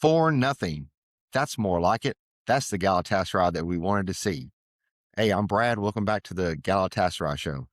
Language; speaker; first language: English; native; English